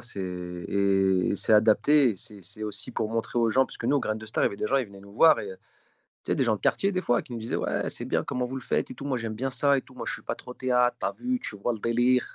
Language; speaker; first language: French; native; French